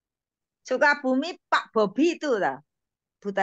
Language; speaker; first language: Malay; non-native, local second language; Javanese